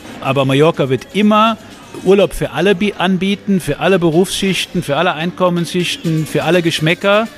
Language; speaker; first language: German; native; German